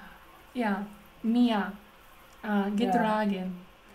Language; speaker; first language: German; non-native, learner; Japanese